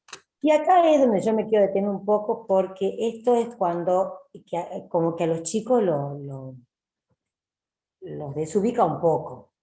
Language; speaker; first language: Spanish; native; Spanish